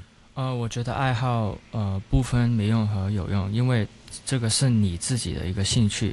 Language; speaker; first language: Chinese; non-native, local second language; Cantonese